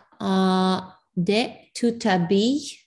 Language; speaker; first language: French; non-native, learner; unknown